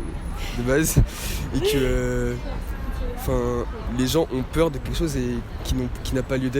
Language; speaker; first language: French; native; French